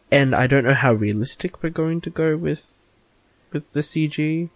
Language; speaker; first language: English; native; English